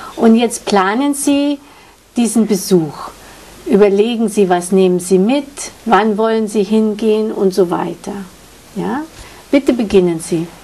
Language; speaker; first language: German; native; German